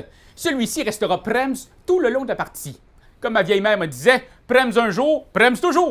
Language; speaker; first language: French; native; French